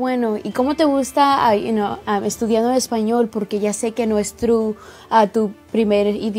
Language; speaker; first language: Spanish; early bilingual, heritage; Spanish